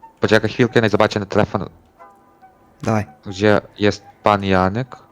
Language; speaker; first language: Polish; non-native, learner; Ukrainian